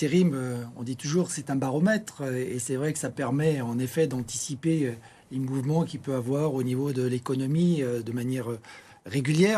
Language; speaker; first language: French; native; French